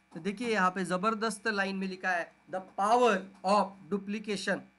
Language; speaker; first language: Hindi; non-native, local second language; Marathi